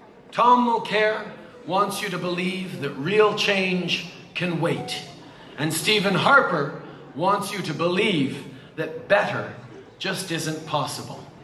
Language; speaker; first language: English; native; English